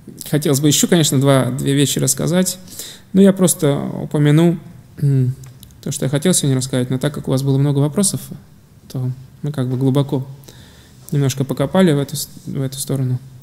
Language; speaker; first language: Russian; non-native, fluent; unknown